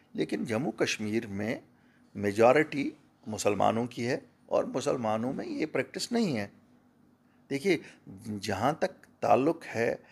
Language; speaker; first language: Hindi; non-native, local second language; Kashmiri